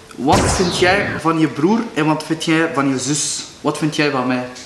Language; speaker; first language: Dutch; non-native, local second language; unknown